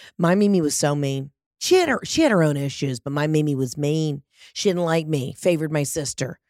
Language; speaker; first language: English; early bilingual, other home language; Italian